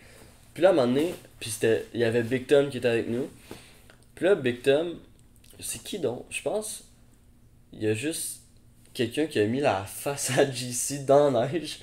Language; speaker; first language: French; native; French